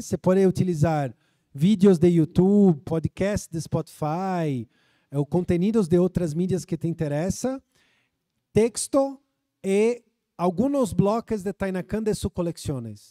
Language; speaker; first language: Spanish; non-native, fluent; Portuguese